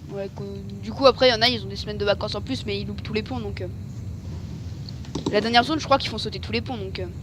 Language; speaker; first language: French; native; French